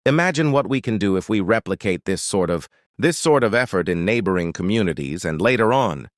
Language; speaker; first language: English; non-native, local second language; Filipino